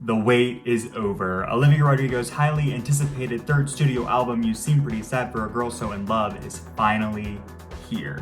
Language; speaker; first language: English; native; English